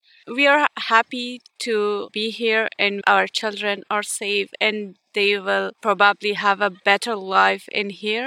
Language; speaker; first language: English; non-native, fluent; Ukrainian